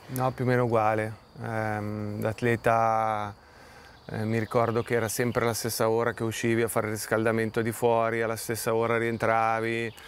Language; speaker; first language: Italian; native; Italian